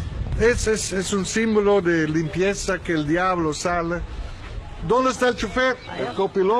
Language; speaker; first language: Spanish; non-native, fluent; Dutch